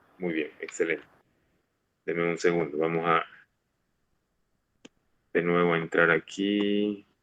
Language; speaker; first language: Spanish; native; Spanish